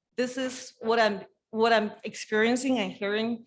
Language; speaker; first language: English; non-native, fluent; Chinese